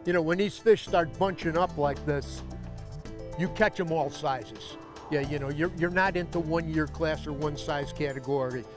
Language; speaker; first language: English; native; English